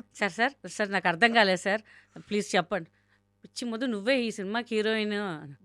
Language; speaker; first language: Telugu; non-native, local second language; Hindi